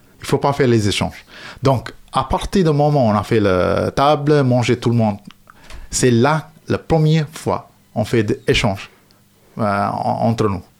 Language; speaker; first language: French; non-native, fluent; Sinhala